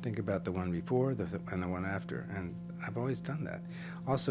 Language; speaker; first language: English; native; English